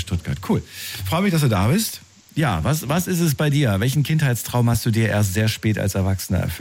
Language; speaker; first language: German; native; German